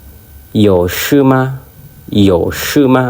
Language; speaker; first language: Chinese; non-native, learner; Lao